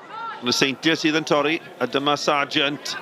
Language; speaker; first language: Welsh; native; Welsh